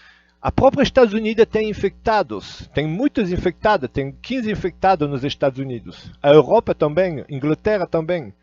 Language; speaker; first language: Portuguese; non-native, fluent; Russian